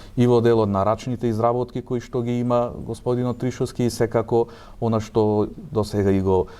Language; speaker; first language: Macedonian; native; Macedonian